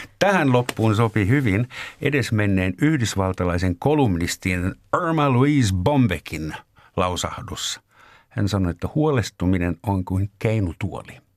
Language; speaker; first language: Finnish; native; Finnish